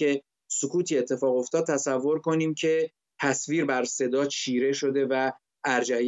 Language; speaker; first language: Persian; native; Persian